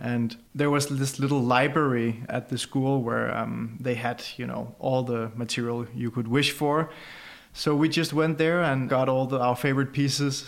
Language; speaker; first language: English; non-native, fluent; Danish